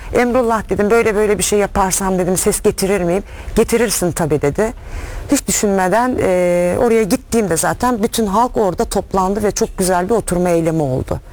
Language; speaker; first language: Turkish; native; Turkish